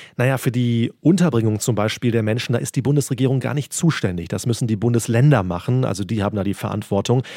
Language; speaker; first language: German; native; German